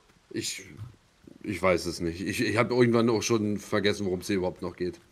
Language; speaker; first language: German; native; German